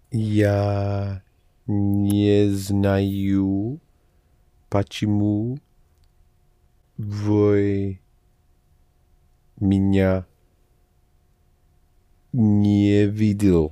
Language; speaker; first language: Russian; non-native, learner; English